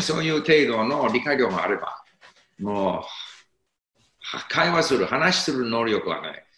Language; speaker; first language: Japanese; non-native, fluent; English